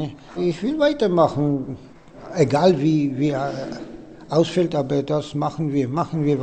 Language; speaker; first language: German; non-native, local second language; Polish